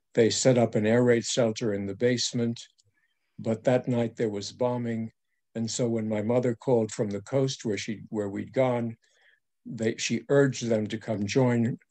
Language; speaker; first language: English; early bilingual, other home language; French